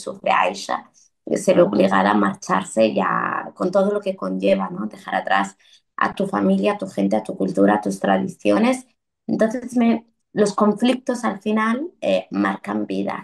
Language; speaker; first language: Spanish; early bilingual, other home language; Arabic